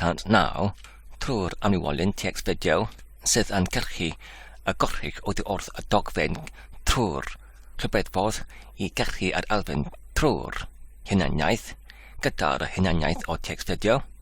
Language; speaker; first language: Welsh; non-native, fluent; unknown